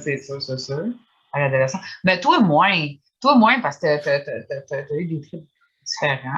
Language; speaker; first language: French; native; French